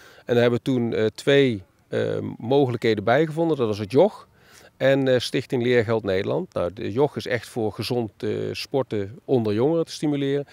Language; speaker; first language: Dutch; native; Dutch